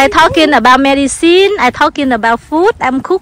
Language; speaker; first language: English; non-native, local second language; Vietnamese